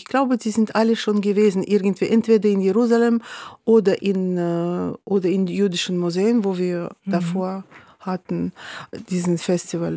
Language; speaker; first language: German; non-native, fluent; Russian